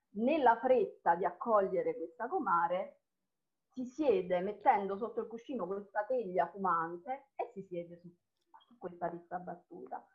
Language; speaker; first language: Italian; non-native, local second language; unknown